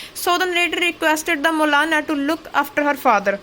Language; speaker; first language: English; non-native, local second language; Punjabi